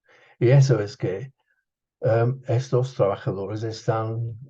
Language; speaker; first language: Spanish; non-native, fluent; English